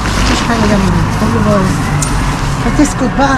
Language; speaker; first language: Spanish; non-native, learner; Filipino